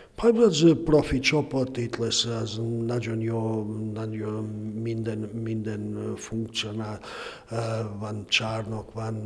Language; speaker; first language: Hungarian; non-native, learner; Croatian